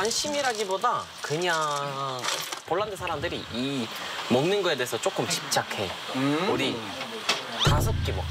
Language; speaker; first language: Korean; non-native, fluent; Polish